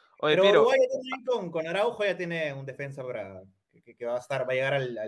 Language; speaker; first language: Spanish; native; Spanish